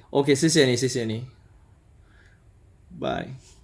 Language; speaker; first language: Chinese; non-native, learner; Malay